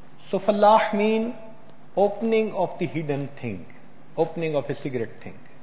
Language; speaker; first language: English; non-native, local second language; Urdu